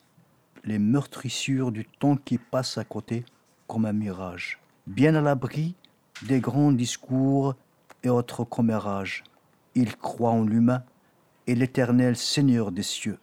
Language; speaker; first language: French; non-native, local second language; Kabyle